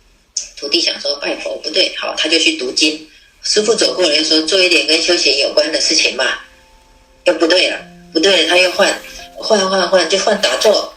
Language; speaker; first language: Chinese; native; Chinese